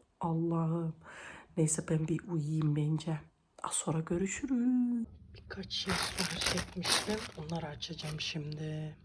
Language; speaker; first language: Turkish; early bilingual, heritage; Turkish